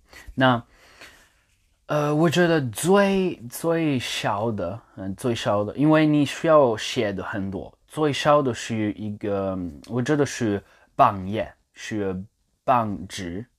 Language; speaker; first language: Chinese; non-native, learner; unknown